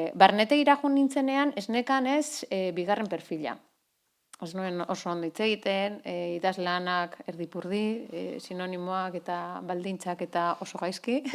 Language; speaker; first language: Basque; non-native, local second language; Spanish